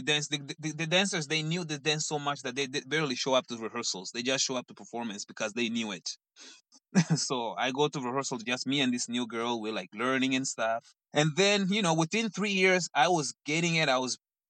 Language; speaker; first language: English; non-native, fluent; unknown